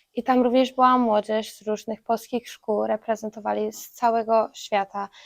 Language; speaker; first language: Polish; early bilingual, heritage; Polish